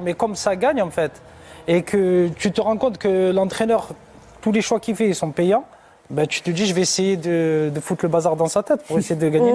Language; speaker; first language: French; native; French